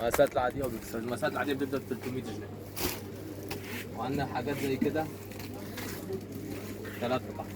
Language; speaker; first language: Arabic; native; Arabic